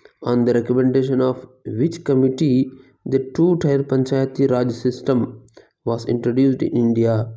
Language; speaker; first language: English; non-native, local second language; Tamil